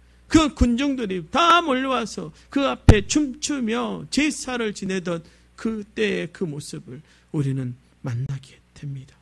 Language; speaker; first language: Korean; native; Korean